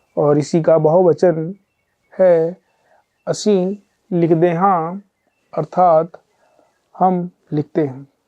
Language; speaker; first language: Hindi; non-native, local second language; Punjabi